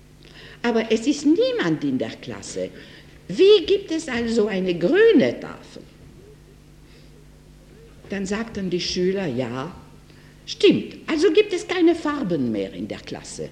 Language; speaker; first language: German; non-native, fluent; French